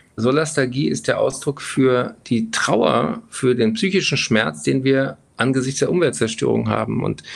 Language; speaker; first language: German; native; German